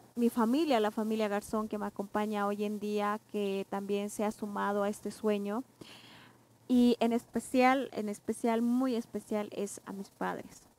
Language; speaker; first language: Spanish; non-native, local second language; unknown